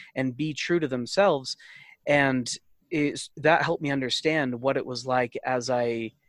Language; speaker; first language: English; native; English